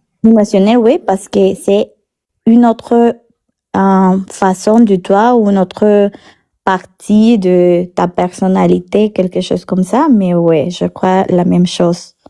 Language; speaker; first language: French; non-native, learner; Spanish